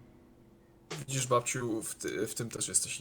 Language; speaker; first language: Polish; early bilingual, heritage; Polish